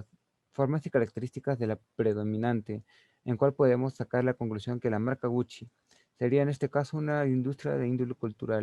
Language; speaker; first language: Spanish; native; Spanish